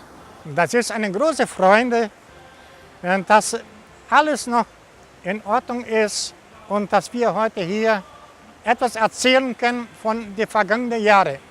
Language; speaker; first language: German; early bilingual, heritage; Portuguese